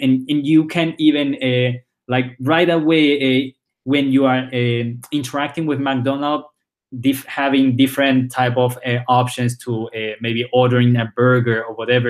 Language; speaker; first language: English; early bilingual, other home language; Spanish